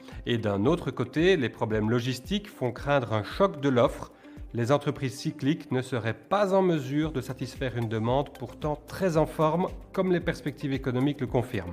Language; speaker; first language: French; native; French